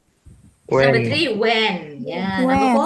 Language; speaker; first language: English; non-native, fluent; Indonesian